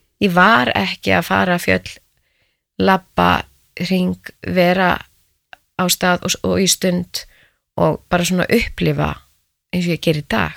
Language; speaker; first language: Icelandic; native; Icelandic